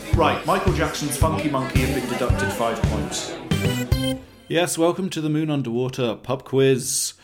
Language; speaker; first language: English; native; English